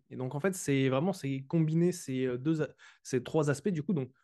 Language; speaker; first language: French; native; French